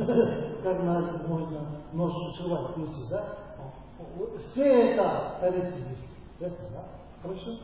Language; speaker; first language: Russian; non-native, learner; Tibetan